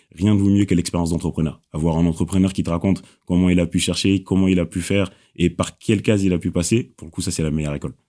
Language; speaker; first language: French; non-native, local second language; Wolof